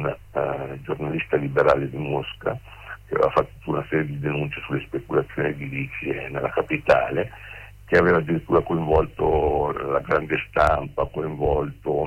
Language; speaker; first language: Italian; native; Italian